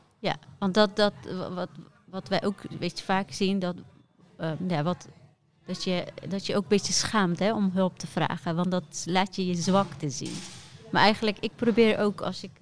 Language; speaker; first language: Dutch; non-native, fluent; Persian